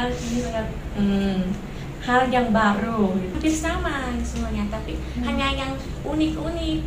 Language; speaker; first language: Indonesian; non-native, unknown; Thai